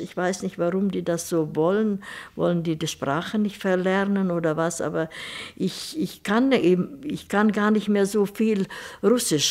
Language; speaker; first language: German; early bilingual, heritage; German